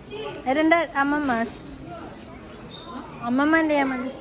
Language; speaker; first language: Swedish; non-native, learner; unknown